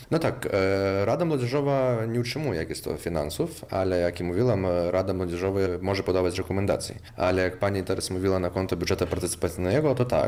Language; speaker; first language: Polish; non-native, local second language; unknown